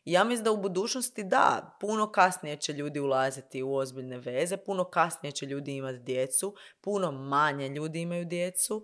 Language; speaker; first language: Croatian; native; Croatian